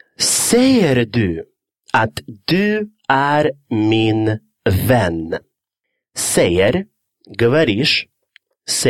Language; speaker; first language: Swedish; non-native, fluent; Russian